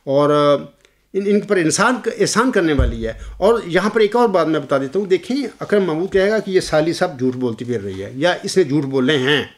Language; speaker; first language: Urdu; native; Urdu